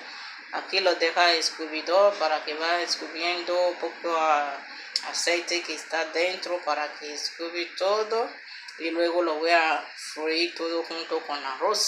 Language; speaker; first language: Spanish; non-native, learner; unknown